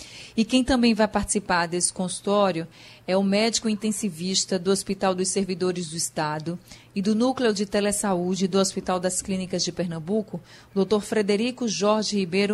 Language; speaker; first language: Portuguese; native; Portuguese